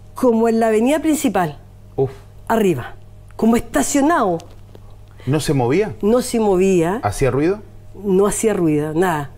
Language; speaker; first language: Spanish; native; Spanish